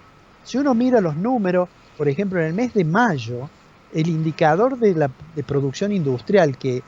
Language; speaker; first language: Spanish; native; Spanish